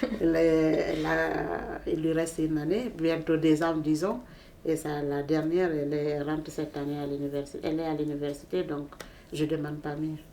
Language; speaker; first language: French; non-native, local second language; Fula